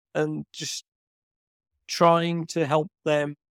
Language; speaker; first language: English; native; English